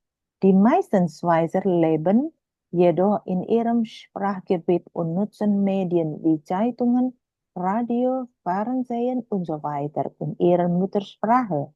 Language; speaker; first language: German; non-native, fluent; Indonesian